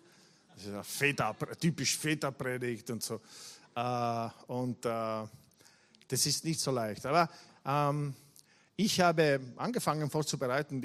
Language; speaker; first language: German; non-native, fluent; Italian